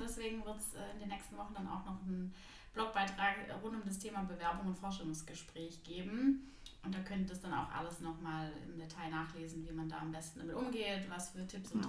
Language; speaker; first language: German; native; German